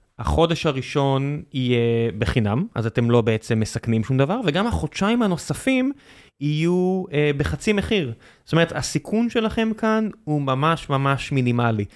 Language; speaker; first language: Hebrew; native; Hebrew